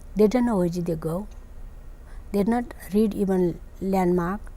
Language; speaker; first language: English; non-native, learner; Nepali